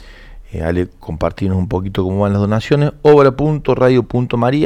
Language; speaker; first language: Spanish; native; Spanish